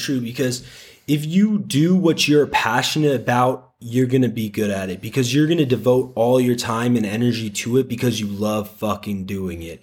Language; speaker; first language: English; native; English